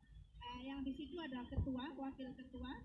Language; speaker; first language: Indonesian; native; Indonesian